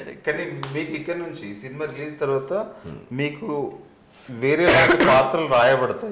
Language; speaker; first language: Telugu; native; Telugu